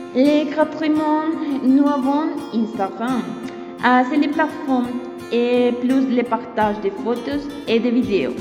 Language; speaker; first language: French; non-native, learner; Spanish